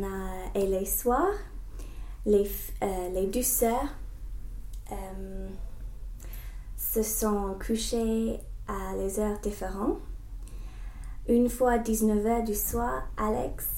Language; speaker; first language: French; non-native, learner; English